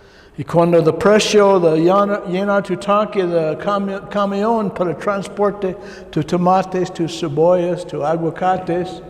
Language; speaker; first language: Spanish; non-native, learner; English